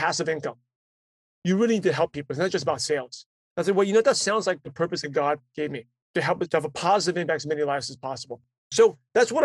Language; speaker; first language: English; early bilingual, other home language; Cantonese